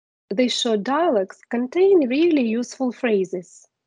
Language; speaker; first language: English; non-native, fluent; Ukrainian